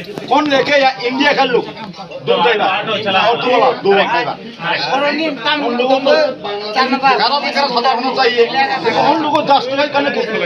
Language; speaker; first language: Hindi; non-native, local second language; Kok Borok